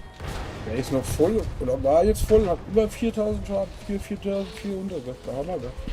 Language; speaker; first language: German; native; German